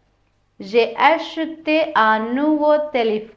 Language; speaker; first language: French; non-native, fluent; Tamil